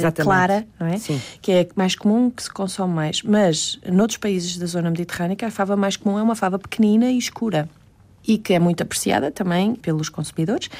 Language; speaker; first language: Portuguese; native; Portuguese